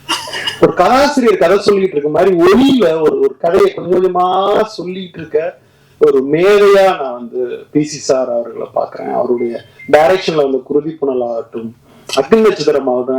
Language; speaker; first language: Tamil; native; Tamil